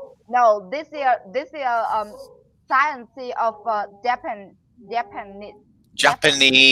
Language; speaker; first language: English; non-native, learner; Vietnamese